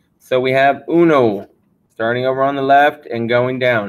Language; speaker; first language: English; native; English